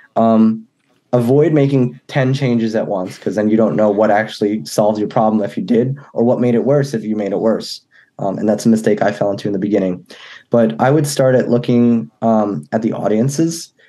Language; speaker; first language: English; native; English